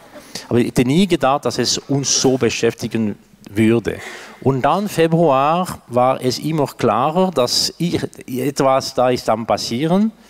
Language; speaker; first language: German; non-native, local second language; French